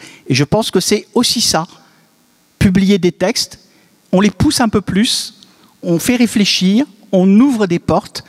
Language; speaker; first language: French; native; French